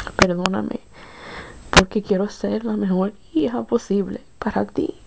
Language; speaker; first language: Spanish; early bilingual, heritage; Spanish